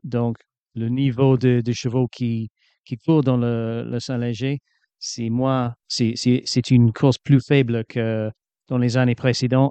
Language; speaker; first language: French; non-native, fluent; English